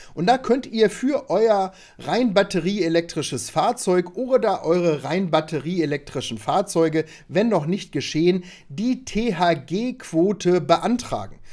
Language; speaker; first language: German; native; German